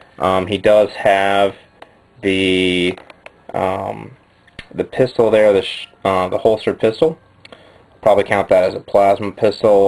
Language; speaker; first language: English; native; English